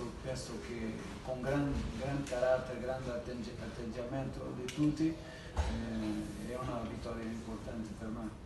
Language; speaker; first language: Italian; non-native, learner; Portuguese